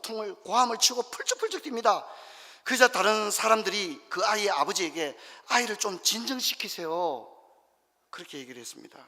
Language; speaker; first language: Korean; native; Korean